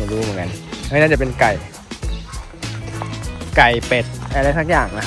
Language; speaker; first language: Thai; native; Thai